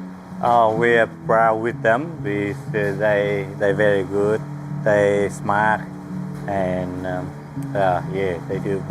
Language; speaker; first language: English; non-native, learner; Vietnamese